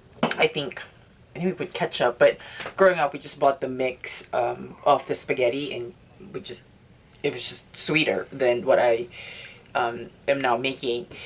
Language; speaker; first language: English; non-native, local second language; Filipino